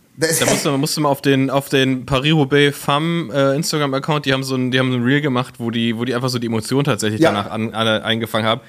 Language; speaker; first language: German; native; German